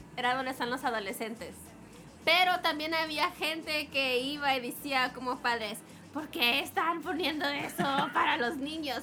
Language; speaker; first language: Spanish; early bilingual, heritage; Spanish